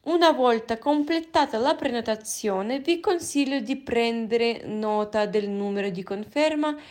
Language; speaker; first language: Italian; non-native, fluent; Russian